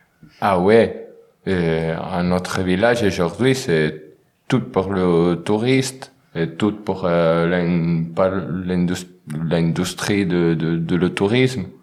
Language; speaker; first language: French; non-native, learner; Spanish